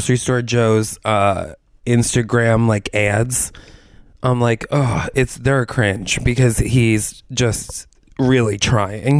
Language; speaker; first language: English; native; English